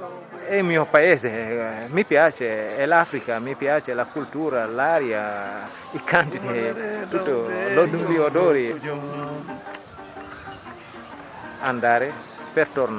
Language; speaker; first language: Italian; non-native, fluent; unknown